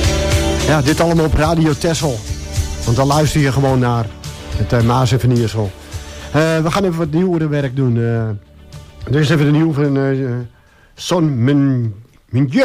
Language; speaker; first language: Dutch; native; Dutch